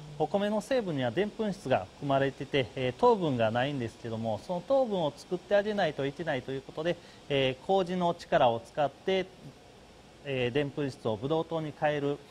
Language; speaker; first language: Japanese; native; Japanese